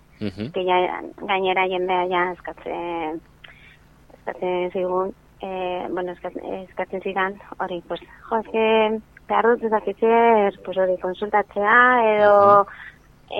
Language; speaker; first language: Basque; non-native, local second language; Spanish